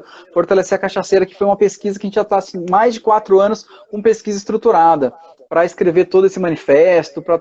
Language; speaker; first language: Portuguese; native; Portuguese